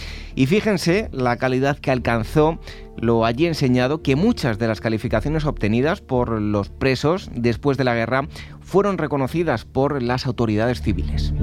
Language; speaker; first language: Spanish; native; Spanish